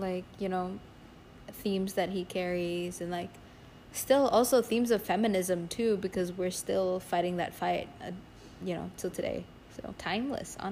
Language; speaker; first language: English; non-native, fluent; Indonesian